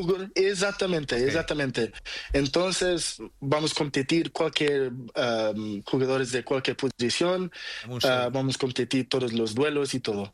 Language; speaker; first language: Spanish; non-native, learner; Portuguese